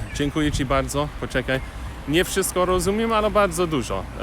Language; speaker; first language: Polish; non-native, learner; English